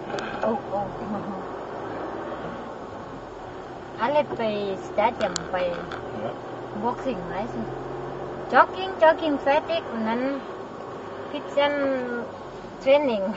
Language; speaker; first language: German; non-native, learner; Thai